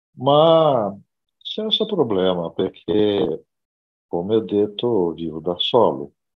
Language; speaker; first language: Italian; non-native, learner; Portuguese